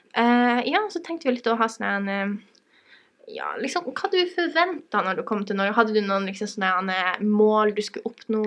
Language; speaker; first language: Norwegian; native; Norwegian